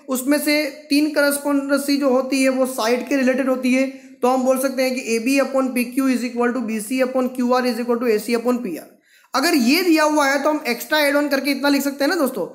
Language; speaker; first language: Hindi; non-native, local second language; Gujarati